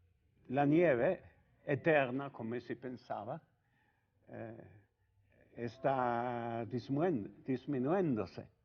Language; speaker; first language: Spanish; non-native, learner; Italian